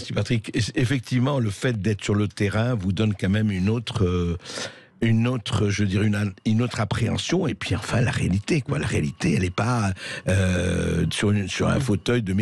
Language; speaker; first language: French; native; French